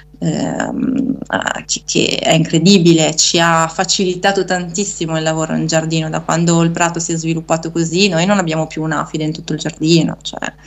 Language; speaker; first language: Italian; native; Italian